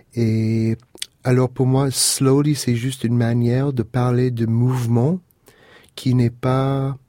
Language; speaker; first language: French; non-native, fluent; English